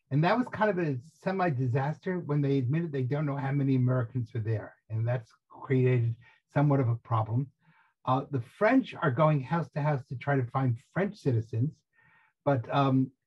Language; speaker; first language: English; native; English